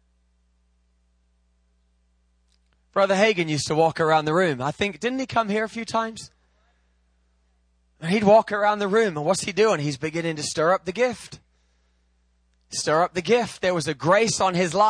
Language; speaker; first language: English; native; English